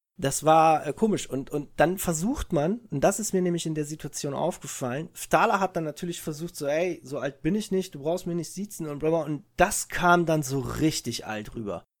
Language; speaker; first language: German; early bilingual, other home language; Italian